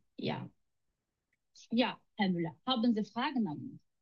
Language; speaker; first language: German; non-native, learner; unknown